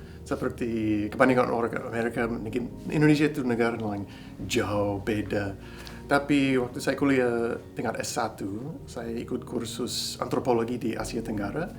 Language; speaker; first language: Indonesian; non-native, fluent; English